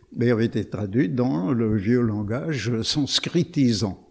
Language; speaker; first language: French; native; French